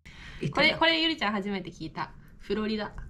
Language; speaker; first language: Japanese; native; Japanese